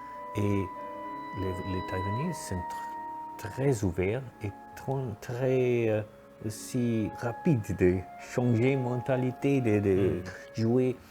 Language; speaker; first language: French; non-native, fluent; German